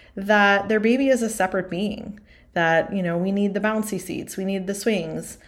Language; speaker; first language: English; native; English